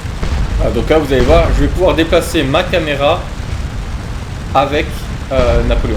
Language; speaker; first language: French; native; French